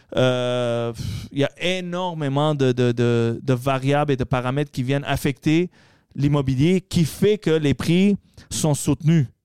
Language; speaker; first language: French; early bilingual, other home language; Arabic